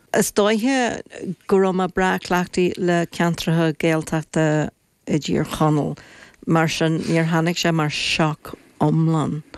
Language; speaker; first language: Irish; non-native, local second language; English